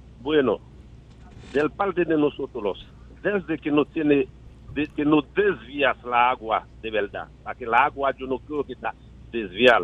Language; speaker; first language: Spanish; non-native, learner; Haitian Creole